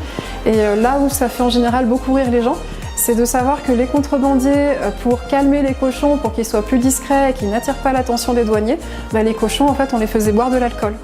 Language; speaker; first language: French; native; French